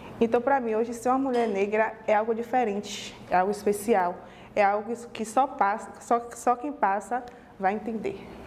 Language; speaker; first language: Portuguese; native; Portuguese